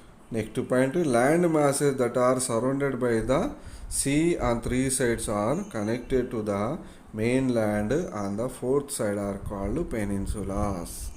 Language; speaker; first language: English; non-native, local second language; Telugu